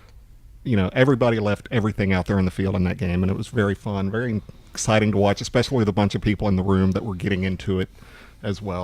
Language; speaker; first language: English; native; English